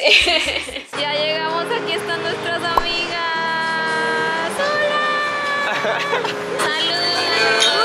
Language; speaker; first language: Spanish; native; Spanish